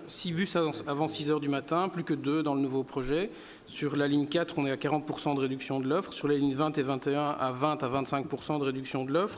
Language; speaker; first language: French; native; French